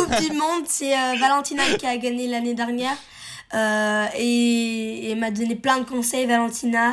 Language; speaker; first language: French; early bilingual, heritage; French